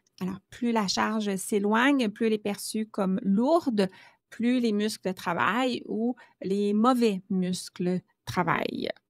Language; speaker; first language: French; native; French